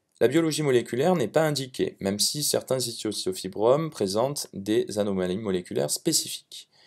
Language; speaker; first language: French; native; French